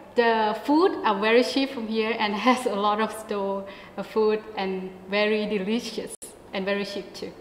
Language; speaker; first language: English; non-native, learner; Thai